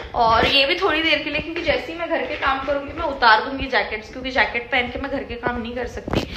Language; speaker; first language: Hindi; non-native, local second language; Marathi